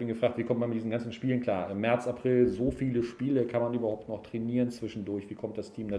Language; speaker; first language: German; native; German